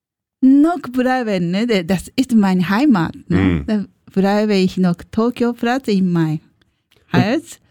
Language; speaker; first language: German; non-native, learner; Japanese